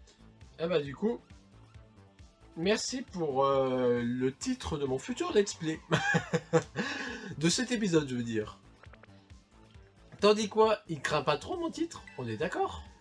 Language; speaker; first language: French; native; French